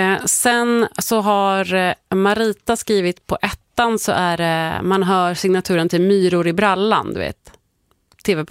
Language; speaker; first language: Swedish; native; Swedish